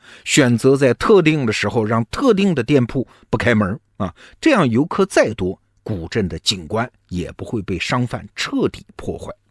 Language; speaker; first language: Chinese; native; Chinese